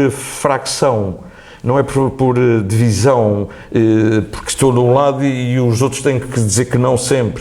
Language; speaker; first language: Portuguese; native; Portuguese